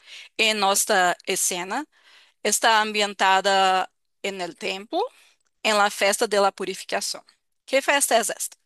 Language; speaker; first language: Spanish; non-native, fluent; Portuguese